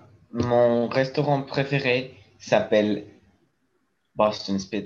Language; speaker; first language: French; non-native, learner; Spanish